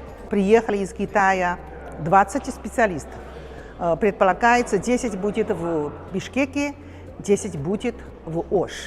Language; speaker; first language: Russian; non-native, fluent; Chinese